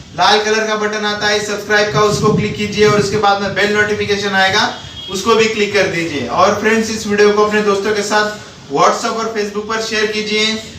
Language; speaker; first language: Hindi; non-native, local second language; Marathi